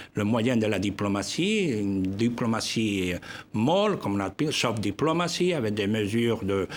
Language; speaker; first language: French; non-native, fluent; Spanish